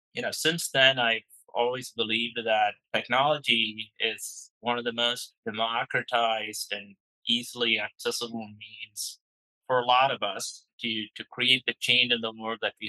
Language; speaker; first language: English; non-native, local second language; Malayalam